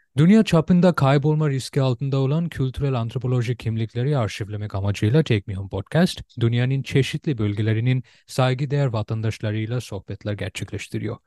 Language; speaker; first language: Turkish; non-native, fluent; Bangla